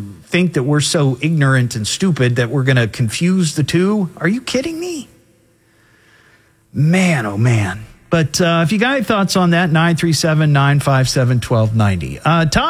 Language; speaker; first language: English; native; English